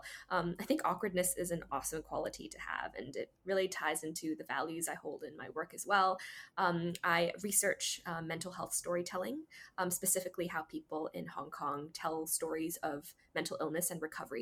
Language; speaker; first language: English; native; English